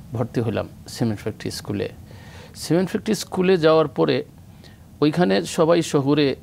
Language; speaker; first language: Bangla; native; Bangla